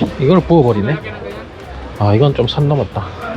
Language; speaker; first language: Korean; native; Korean